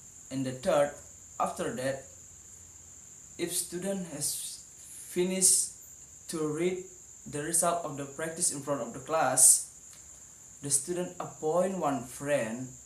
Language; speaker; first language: English; non-native, learner; Indonesian